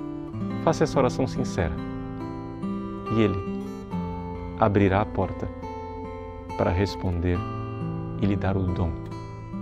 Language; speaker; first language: Portuguese; native; Portuguese